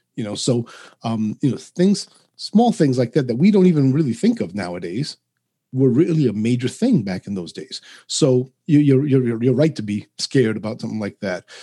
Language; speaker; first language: English; early bilingual, other home language; Spanish